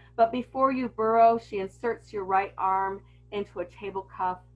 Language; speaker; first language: English; native; English